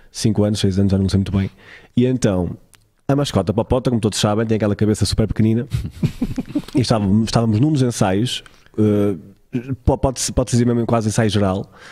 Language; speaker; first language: Portuguese; native; Portuguese